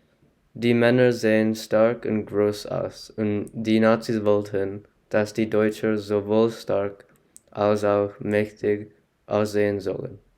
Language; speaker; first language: German; non-native, learner; English